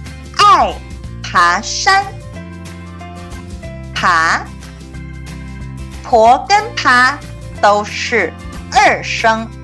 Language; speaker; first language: Chinese; native; Chinese